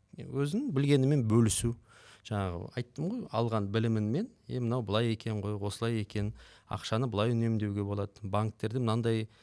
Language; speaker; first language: Kazakh; native; Kazakh